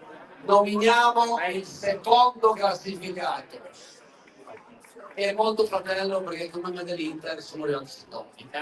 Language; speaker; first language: Italian; native; Italian